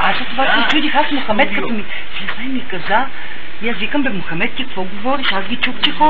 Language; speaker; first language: Bulgarian; native; Bulgarian